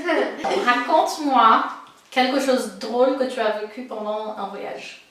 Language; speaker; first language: French; non-native, fluent; Portuguese